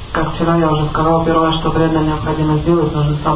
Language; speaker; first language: Russian; native; Russian